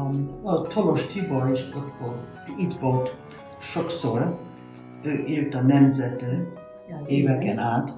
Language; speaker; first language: Hungarian; early bilingual, heritage; Hungarian